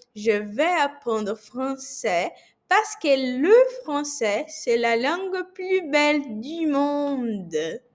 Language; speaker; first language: French; non-native, fluent; Portuguese